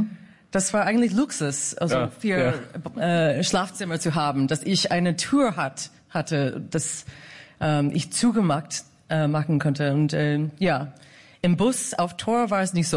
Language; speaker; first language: German; non-native, fluent; English